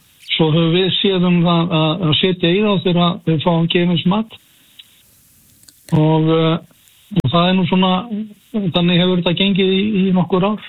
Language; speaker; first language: Icelandic; native; Icelandic